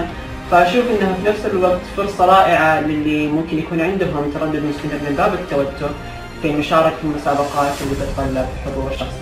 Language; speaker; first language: Arabic; native; Arabic